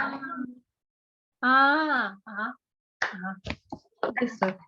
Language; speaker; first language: Korean; non-native, learner; Russian